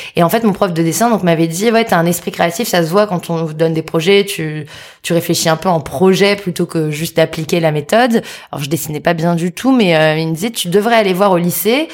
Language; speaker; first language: French; native; French